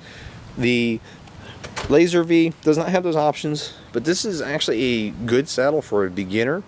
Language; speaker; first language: English; native; English